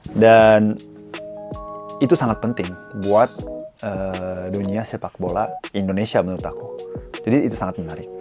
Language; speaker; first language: Indonesian; non-native, fluent; Japanese